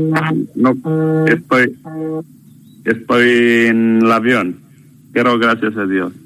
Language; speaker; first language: Spanish; non-native, learner; Arabic